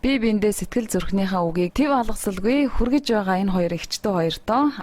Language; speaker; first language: Mongolian; native; Mongolian